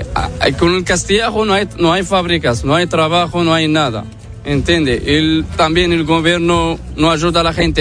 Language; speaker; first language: Spanish; non-native, learner; Arabic